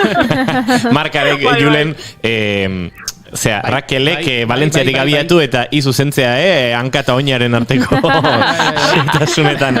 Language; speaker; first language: Basque; native; Basque